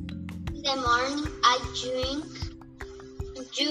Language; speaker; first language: English; non-native, learner; Portuguese